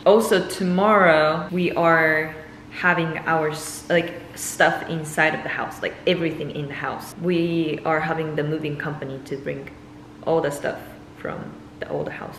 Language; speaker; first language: English; non-native, fluent; Japanese